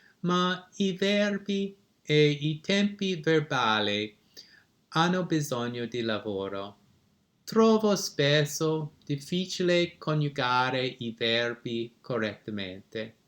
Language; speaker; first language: Italian; non-native, learner; English